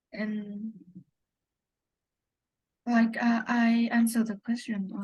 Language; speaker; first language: English; non-native, learner; Vietnamese